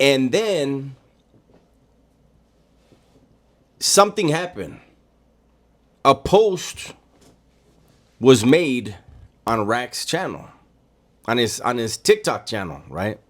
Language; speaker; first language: English; native; English